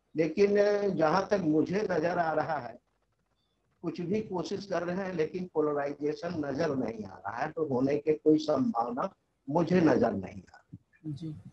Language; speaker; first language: Hindi; native; Hindi